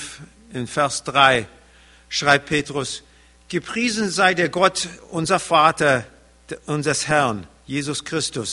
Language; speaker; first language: German; early bilingual, heritage; German